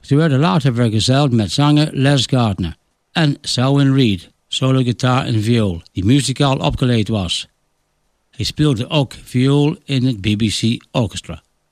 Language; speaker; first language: Dutch; non-native, fluent; English